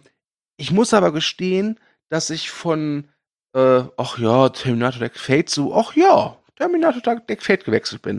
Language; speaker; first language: German; native; German